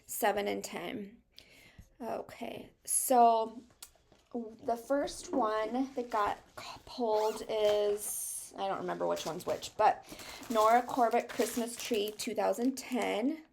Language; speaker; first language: English; native; English